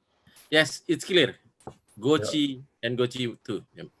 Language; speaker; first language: English; non-native, fluent; Indonesian